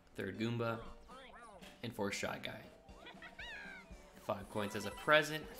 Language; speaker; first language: English; native; English